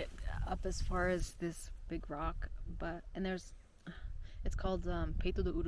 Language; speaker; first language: English; native; English